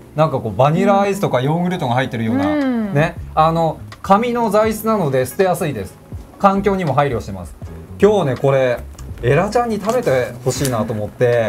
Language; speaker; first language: Japanese; native; Japanese